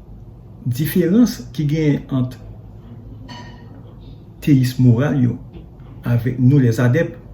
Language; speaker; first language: French; non-native, learner; Haitian Creole